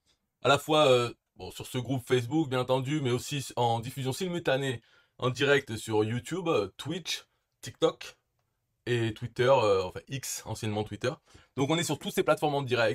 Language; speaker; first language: French; native; French